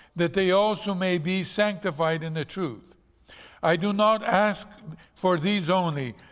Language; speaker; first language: English; non-native, fluent; Portuguese